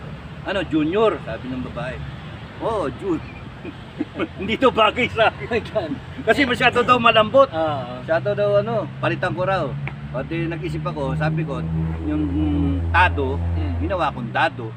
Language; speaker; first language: Filipino; native; Filipino